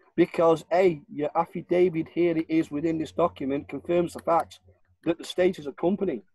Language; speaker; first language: English; native; English